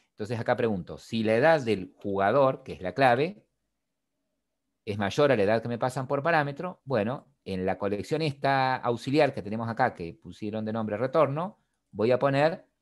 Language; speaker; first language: Spanish; native; Spanish